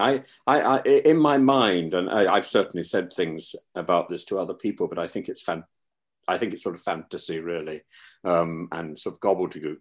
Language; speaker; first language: English; native; English